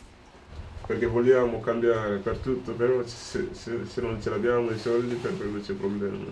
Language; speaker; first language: Italian; non-native, learner; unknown